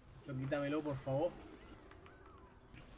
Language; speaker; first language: Spanish; native; Spanish